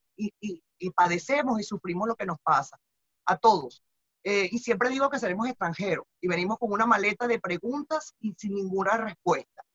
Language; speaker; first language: Spanish; native; Spanish